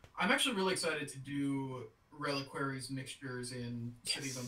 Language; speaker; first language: English; native; English